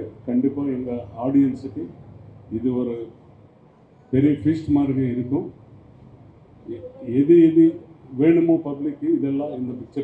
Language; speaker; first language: Tamil; non-native, learner; Telugu